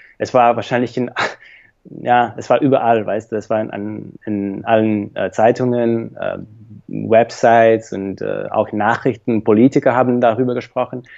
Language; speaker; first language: German; non-native, fluent; Slovak